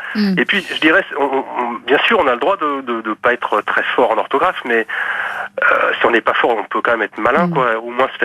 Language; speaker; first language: French; native; French